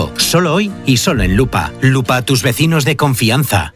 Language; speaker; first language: Spanish; non-native, learner; Arabic